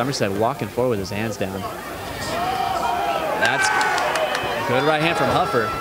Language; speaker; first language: English; native; English